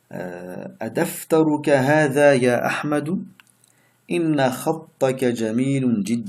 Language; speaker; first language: Arabic; non-native, fluent; French